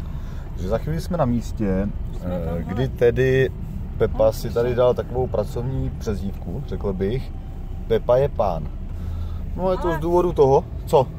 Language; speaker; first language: Czech; native; Czech